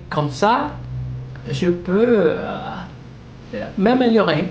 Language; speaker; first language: French; non-native, learner; Spanish